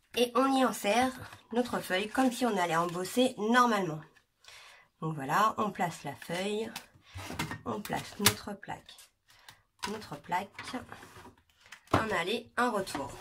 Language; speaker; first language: French; native; French